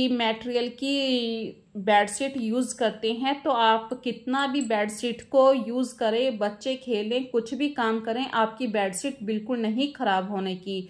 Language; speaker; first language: Hindi; native; Hindi